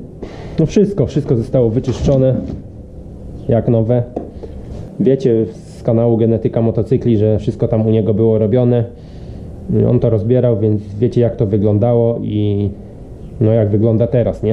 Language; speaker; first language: Polish; native; Polish